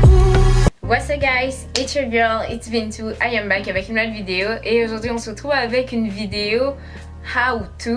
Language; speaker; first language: French; native; French